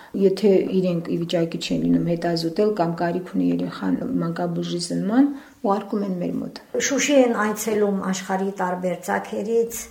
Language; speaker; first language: Armenian; native; Armenian